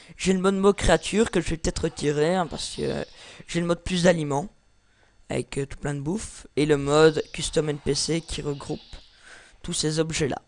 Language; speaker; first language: French; native; French